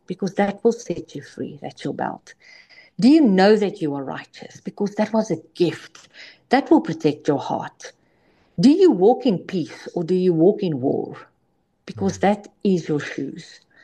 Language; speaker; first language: English; non-native, local second language; Afrikaans